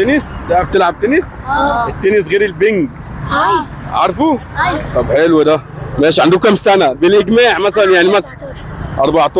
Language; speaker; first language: Arabic; native; Arabic